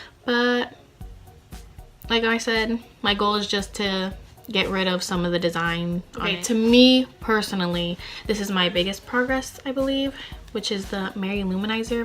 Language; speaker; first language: English; native; English